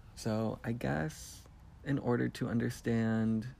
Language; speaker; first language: English; early bilingual, other home language; Spanish